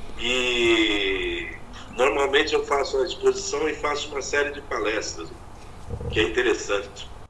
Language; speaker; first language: Portuguese; native; Portuguese